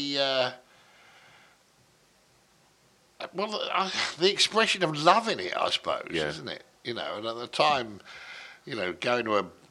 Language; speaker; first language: English; native; English